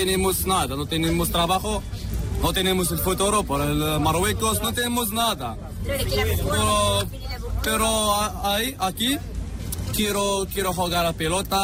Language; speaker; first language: Spanish; non-native, learner; Arabic